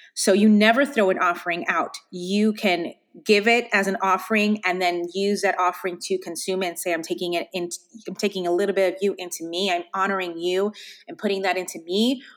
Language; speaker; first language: English; native; English